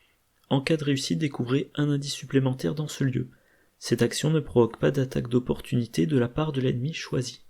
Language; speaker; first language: French; native; French